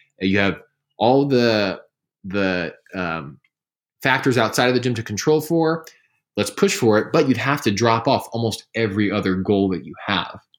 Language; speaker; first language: English; native; English